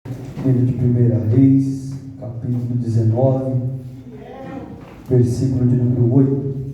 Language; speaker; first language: Portuguese; native; Portuguese